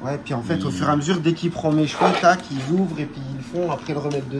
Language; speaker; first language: French; native; French